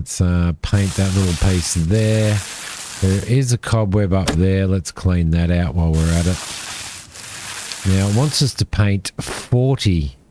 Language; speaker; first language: English; native; English